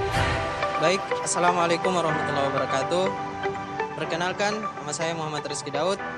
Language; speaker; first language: Indonesian; native; Indonesian